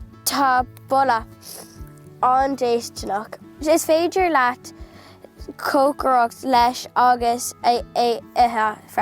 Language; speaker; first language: Irish; non-native, local second language; English